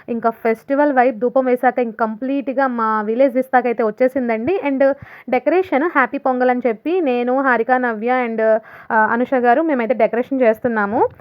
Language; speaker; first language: Telugu; non-native, local second language; Urdu